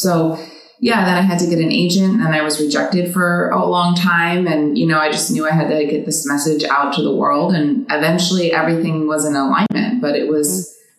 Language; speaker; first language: English; native; English